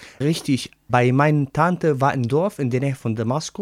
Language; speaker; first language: German; non-native, learner; Arabic